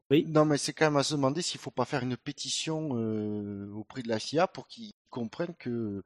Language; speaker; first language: French; native; French